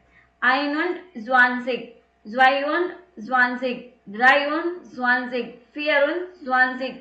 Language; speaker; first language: German; non-native, fluent; Tamil